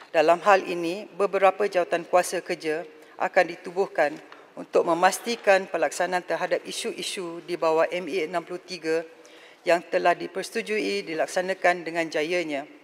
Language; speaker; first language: Malay; native; Malay